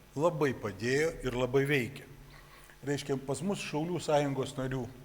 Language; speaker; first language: Lithuanian; native; Lithuanian